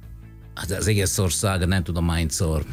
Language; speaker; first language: Hungarian; non-native, fluent; Italian